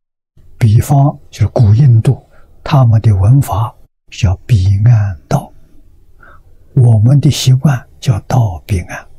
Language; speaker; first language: Chinese; native; Chinese